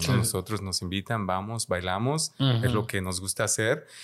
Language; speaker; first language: Spanish; native; Spanish